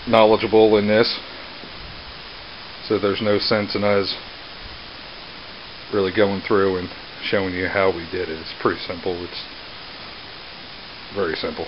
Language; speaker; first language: English; native; English